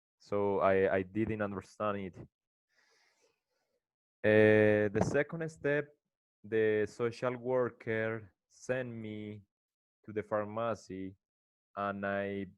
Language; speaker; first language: English; non-native, learner; Spanish